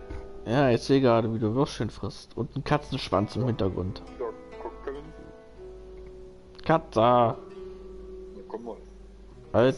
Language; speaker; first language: German; native; German